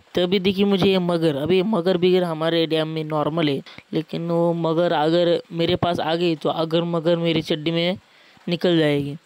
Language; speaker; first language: Hindi; non-native, local second language; Marathi